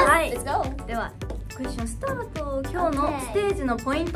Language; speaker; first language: Japanese; native; Japanese